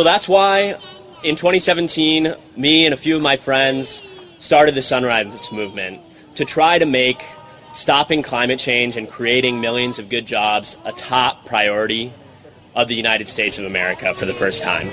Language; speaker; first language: English; native; English